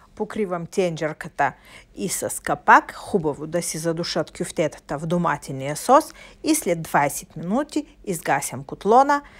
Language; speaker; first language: Bulgarian; non-native, fluent; Russian